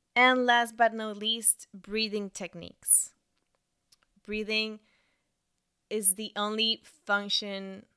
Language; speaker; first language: English; non-native, fluent; Spanish